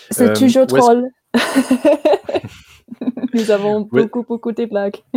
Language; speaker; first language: French; non-native, learner; English